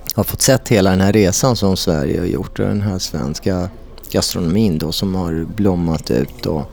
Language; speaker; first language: Swedish; native; Swedish